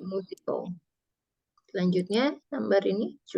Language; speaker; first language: Indonesian; native; Indonesian